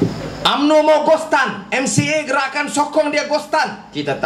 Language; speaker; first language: Malay; native; Malay